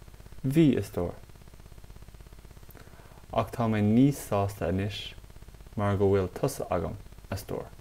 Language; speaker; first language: Irish; non-native, local second language; English